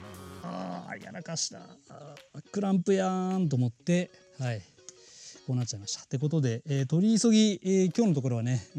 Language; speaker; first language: Japanese; native; Japanese